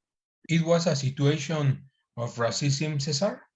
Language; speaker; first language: English; non-native, learner; Spanish